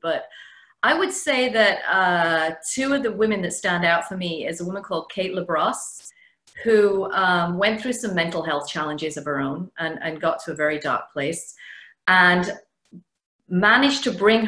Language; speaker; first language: English; native; English